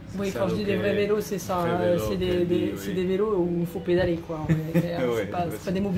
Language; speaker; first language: French; native; French